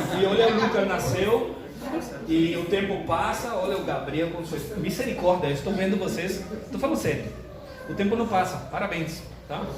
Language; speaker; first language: Portuguese; non-native, fluent; Spanish